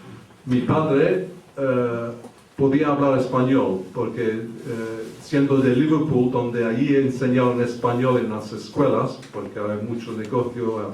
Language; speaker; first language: Spanish; early bilingual, heritage; English